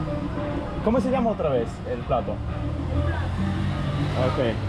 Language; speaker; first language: Spanish; non-native, fluent; Russian